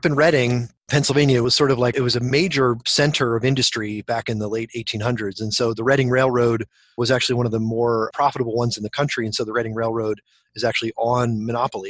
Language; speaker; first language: English; native; English